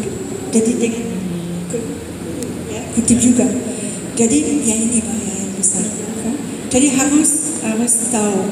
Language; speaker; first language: Indonesian; non-native, fluent; English